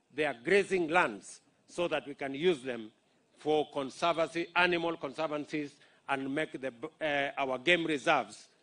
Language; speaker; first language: English; non-native, local second language; Kalenjin